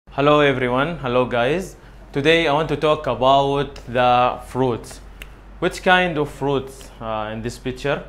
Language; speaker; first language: English; non-native, learner; Arabic